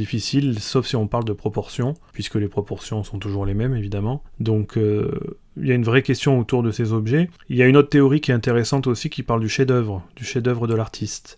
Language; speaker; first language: French; native; French